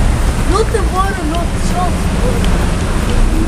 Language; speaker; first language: Swedish; non-native, local second language; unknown